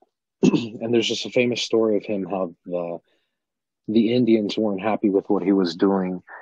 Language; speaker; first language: English; native; English